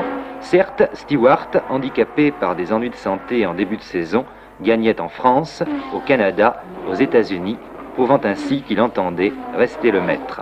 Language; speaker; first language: French; native; French